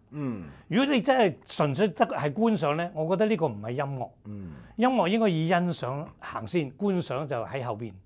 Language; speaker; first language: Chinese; non-native, local second language; Cantonese